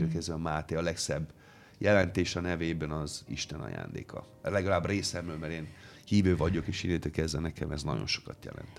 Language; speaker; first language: Hungarian; non-native, fluent; Italian